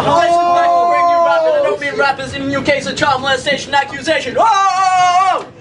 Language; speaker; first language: English; native; English